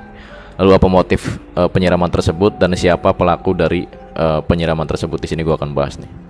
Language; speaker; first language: Indonesian; native; Indonesian